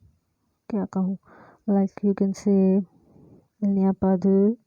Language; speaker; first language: French; non-native, fluent; Hindi